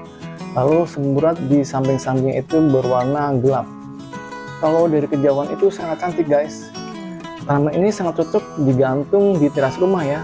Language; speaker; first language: Indonesian; native; Indonesian